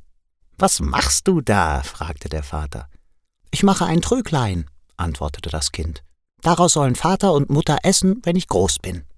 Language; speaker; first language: German; native; German